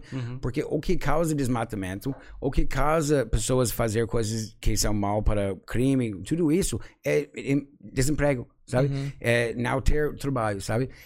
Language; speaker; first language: Portuguese; non-native, fluent; English